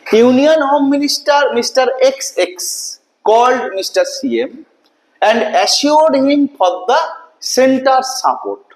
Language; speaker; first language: English; non-native, local second language; Bangla